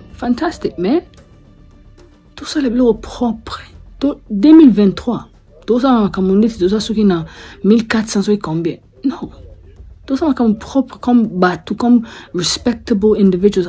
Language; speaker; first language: French; non-native, fluent; English